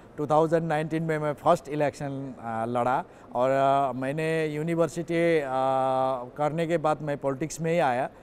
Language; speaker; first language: Hindi; non-native, local second language; Nepali